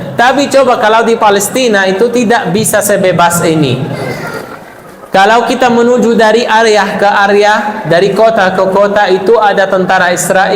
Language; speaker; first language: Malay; non-native, fluent; Arabic